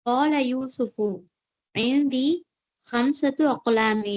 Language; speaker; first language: Arabic; non-native, learner; Tamil